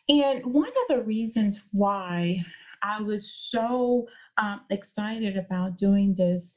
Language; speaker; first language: English; native; English